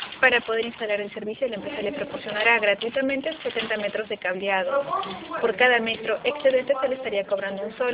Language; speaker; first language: Spanish; native; Spanish